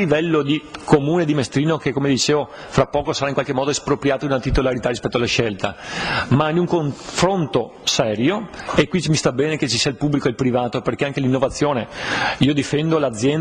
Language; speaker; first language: Italian; native; Italian